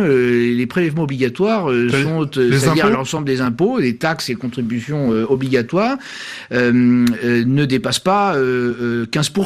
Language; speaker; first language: French; native; French